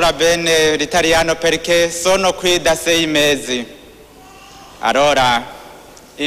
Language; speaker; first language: Italian; non-native, learner; Rundi